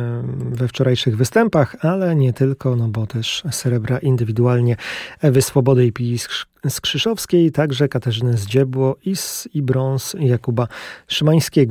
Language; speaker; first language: Polish; native; Polish